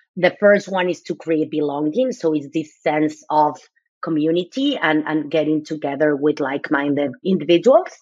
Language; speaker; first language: English; non-native, fluent; Spanish